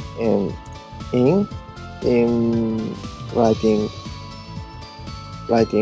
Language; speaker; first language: English; non-native, learner; Japanese